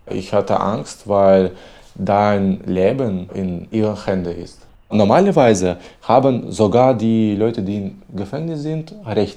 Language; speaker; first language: German; non-native, learner; Belarusian